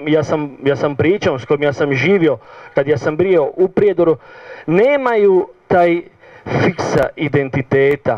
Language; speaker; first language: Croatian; non-native, learner; Italian